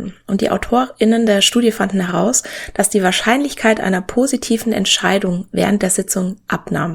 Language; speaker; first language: German; native; German